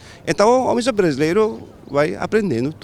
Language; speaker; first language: Portuguese; non-native, fluent; Turkish